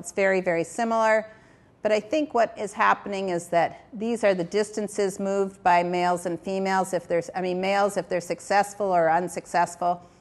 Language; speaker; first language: English; native; English